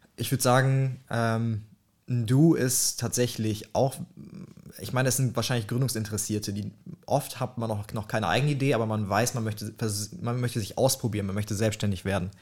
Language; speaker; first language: German; early bilingual, other home language; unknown